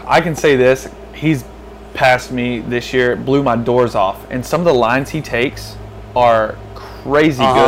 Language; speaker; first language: English; native; English